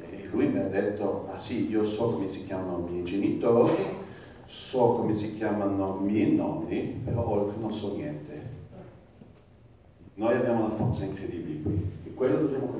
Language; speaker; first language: Italian; non-native, fluent; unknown